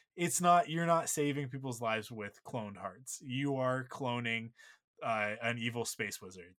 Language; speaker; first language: English; native; English